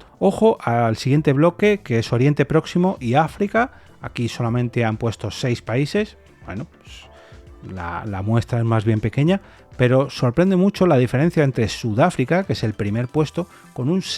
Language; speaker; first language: Spanish; native; Spanish